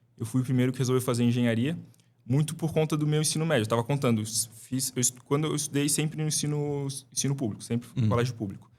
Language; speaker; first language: Portuguese; native; Portuguese